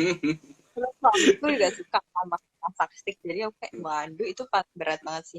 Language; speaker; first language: Indonesian; native; Indonesian